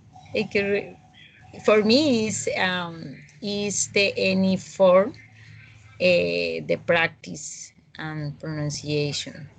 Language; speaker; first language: English; non-native, learner; Spanish